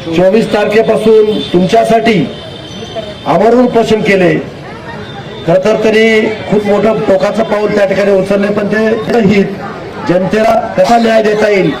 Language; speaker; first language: Marathi; native; Marathi